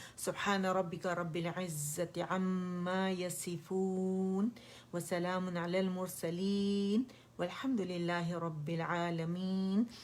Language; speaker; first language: Urdu; non-native, local second language; Pashto